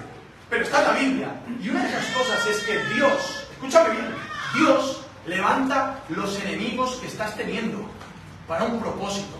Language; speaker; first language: Spanish; native; Spanish